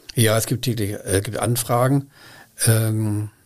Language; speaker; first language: German; native; German